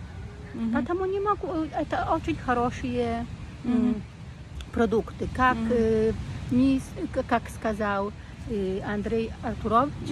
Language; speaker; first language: Russian; non-native, learner; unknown